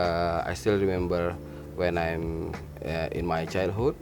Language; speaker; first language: English; non-native, learner; Indonesian